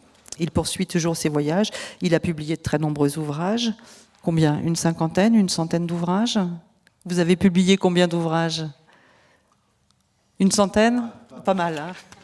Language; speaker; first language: French; native; French